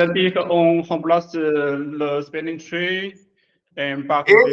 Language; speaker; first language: French; non-native, learner; Chinese